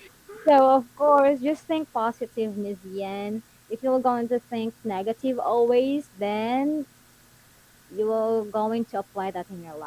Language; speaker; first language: English; non-native, local second language; Filipino